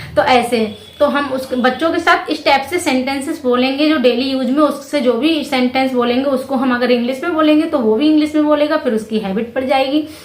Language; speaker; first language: Hindi; native; Hindi